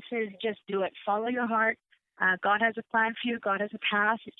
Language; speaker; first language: English; native; English